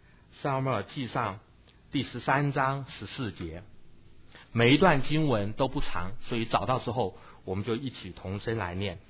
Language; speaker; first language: Chinese; native; Chinese